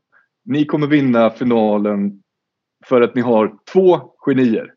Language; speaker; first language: Swedish; native; Swedish